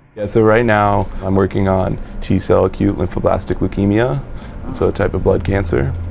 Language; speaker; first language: English; native; English